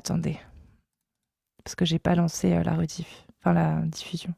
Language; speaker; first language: French; native; French